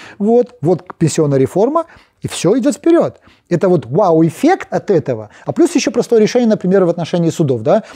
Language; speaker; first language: Russian; non-native, local second language; Polish